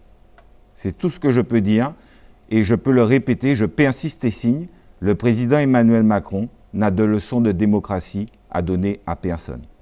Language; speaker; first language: French; native; French